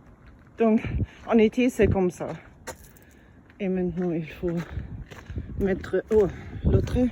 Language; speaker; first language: French; non-native, fluent; German